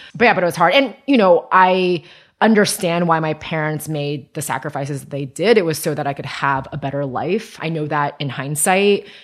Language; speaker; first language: English; early bilingual, other home language; Chinese